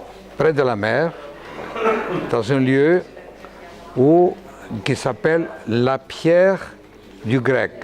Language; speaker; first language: French; non-native, fluent; Greek